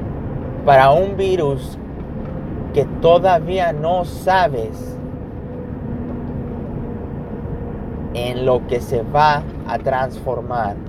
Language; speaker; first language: Spanish; early bilingual, heritage; Spanish